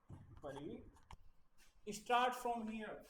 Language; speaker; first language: English; non-native, local second language; Hindi